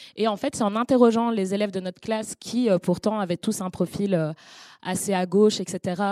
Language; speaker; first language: French; native; French